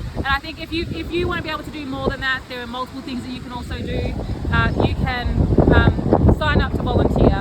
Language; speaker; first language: English; native; English